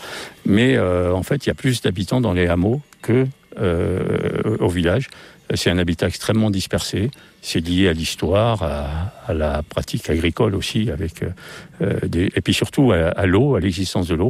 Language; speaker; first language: French; native; French